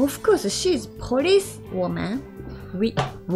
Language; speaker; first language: English; non-native, learner; Japanese